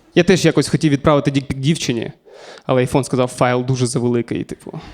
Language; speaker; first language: Ukrainian; native; Ukrainian